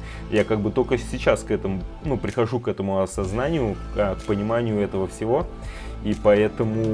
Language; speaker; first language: Russian; native; Russian